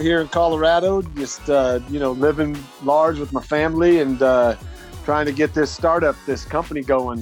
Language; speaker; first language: English; native; English